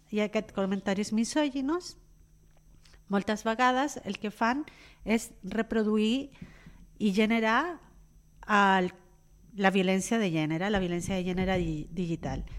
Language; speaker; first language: Catalan; non-native, local second language; Spanish